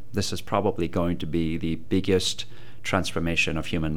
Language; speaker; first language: English; non-native, local second language; Tamil